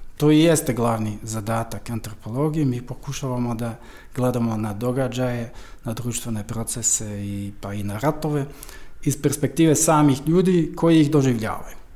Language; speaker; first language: Croatian; non-native, fluent; Dutch